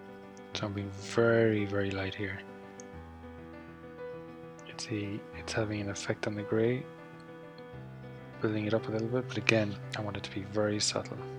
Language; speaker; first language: English; native; English